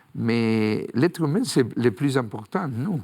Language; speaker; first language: French; non-native, fluent; Spanish